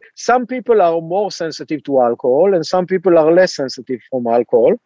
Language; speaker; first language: English; non-native, fluent; Hebrew